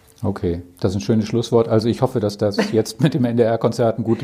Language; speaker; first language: German; native; German